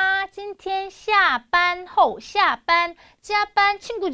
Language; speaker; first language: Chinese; non-native, fluent; Korean